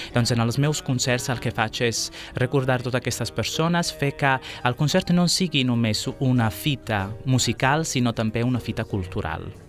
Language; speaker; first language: Catalan; non-native, fluent; Sicilian